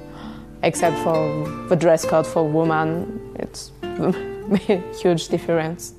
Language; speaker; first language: English; non-native, fluent; French